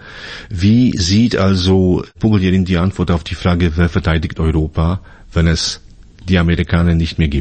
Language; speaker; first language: German; non-native, fluent; Polish